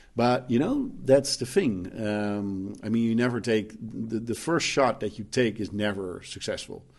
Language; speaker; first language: English; non-native, fluent; Dutch